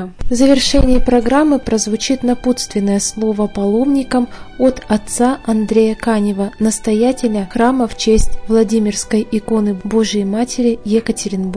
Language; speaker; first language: Russian; native; Russian